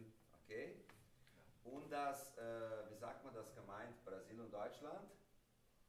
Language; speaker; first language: German; non-native, learner; Portuguese